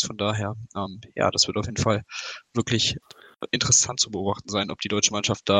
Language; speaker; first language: German; native; German